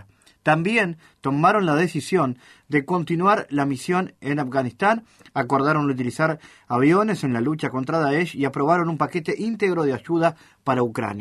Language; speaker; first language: Spanish; native; Spanish